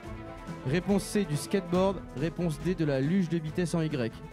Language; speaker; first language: French; native; French